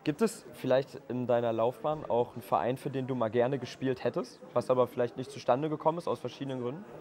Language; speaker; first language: German; native; German